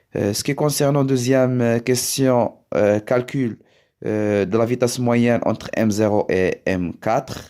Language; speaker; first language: French; non-native, local second language; Arabic